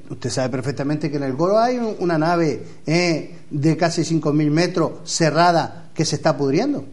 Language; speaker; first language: Spanish; native; Spanish